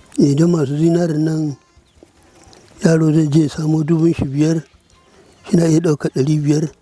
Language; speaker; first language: Hausa; non-native, local second language; Fula